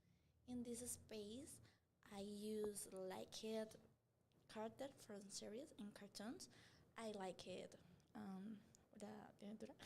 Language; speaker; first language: English; non-native, learner; Spanish